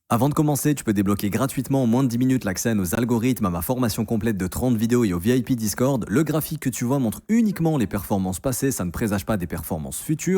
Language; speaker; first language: French; native; French